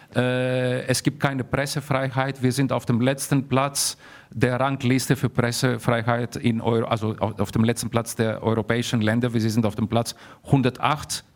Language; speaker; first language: German; early bilingual, heritage; German